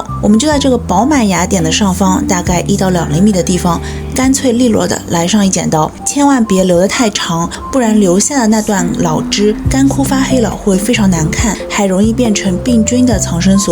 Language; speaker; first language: Chinese; native; Chinese